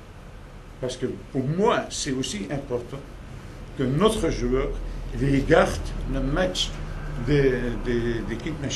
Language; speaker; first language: French; non-native, local second language; Dutch